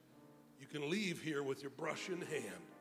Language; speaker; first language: English; native; English